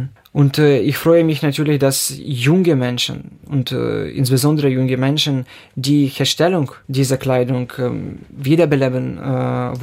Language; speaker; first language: German; non-native, fluent; Ukrainian